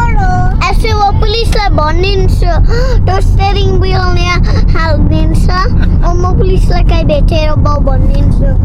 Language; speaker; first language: Nepali; early bilingual, heritage; Nepali